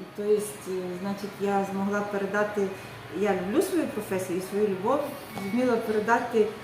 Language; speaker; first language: Ukrainian; native; Ukrainian